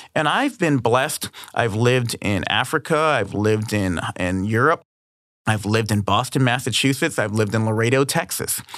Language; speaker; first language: English; native; English